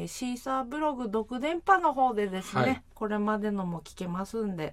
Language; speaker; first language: Japanese; native; Japanese